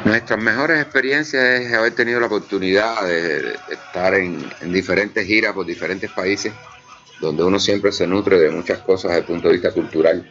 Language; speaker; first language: Spanish; native; Spanish